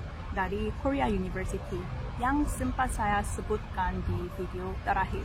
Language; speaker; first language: Indonesian; non-native, fluent; Korean